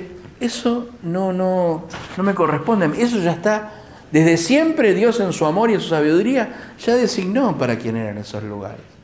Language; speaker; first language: Spanish; native; Spanish